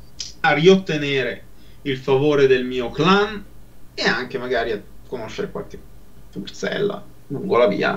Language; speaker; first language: Italian; native; Italian